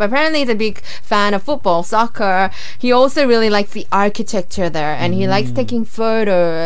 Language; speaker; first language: English; early bilingual, other home language; Korean